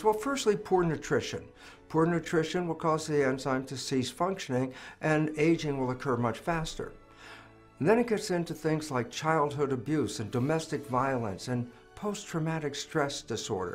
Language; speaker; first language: English; native; English